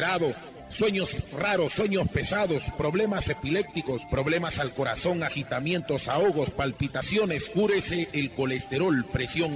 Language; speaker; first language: Spanish; native; Spanish